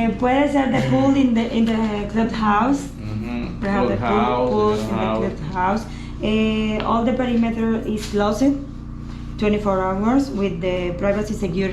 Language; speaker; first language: English; non-native, learner; Spanish